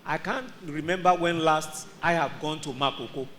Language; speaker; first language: English; non-native, local second language; Yoruba